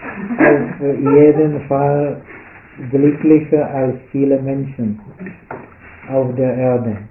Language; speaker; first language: German; non-native, fluent; Czech